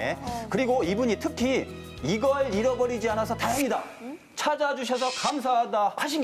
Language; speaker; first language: Korean; native; Korean